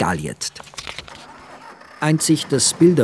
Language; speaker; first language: German; native; German